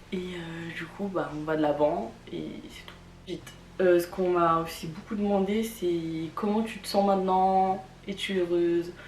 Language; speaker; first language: French; early bilingual, other home language; Vietnamese